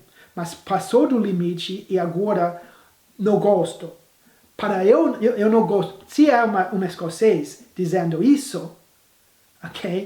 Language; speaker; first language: Portuguese; non-native, fluent; English